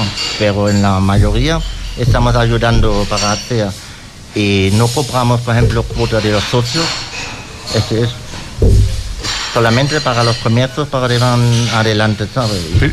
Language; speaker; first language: Spanish; non-native, learner; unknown